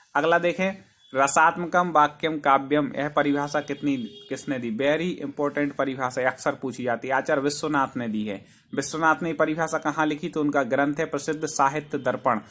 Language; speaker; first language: Hindi; native; Hindi